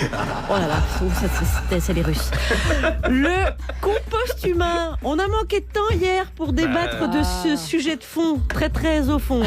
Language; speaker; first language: French; native; French